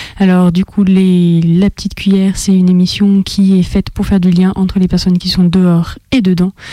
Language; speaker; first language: French; native; French